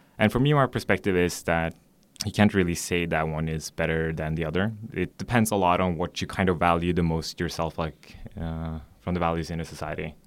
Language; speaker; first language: English; non-native, fluent; Norwegian